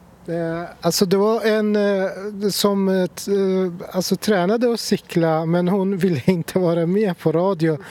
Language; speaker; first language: Swedish; non-native, fluent; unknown